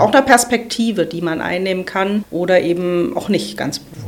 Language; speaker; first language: German; native; German